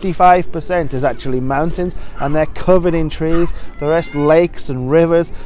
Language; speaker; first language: English; native; English